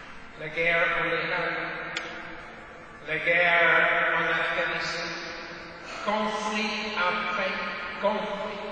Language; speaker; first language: French; non-native, fluent; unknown